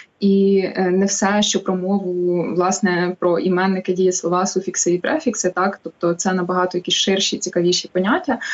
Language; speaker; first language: Ukrainian; native; Ukrainian